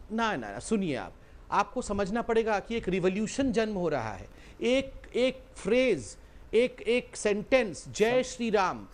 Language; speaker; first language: Hindi; native; Hindi